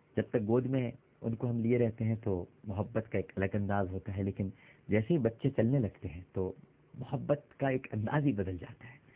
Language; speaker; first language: Urdu; native; Urdu